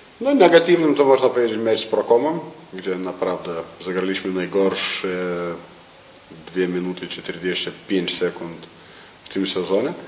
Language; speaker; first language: Polish; non-native, learner; Lithuanian